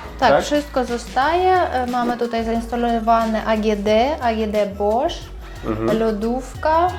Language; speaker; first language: Polish; non-native, fluent; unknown